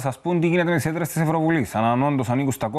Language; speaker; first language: Greek; native; Greek